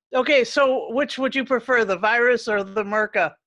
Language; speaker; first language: English; native; English